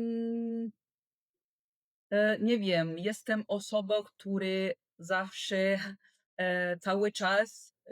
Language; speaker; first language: Polish; non-native, learner; Italian